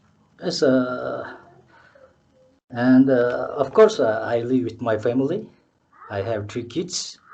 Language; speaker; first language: English; non-native, learner; Mongolian